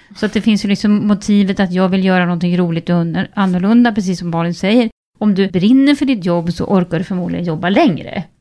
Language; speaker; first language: Swedish; native; Swedish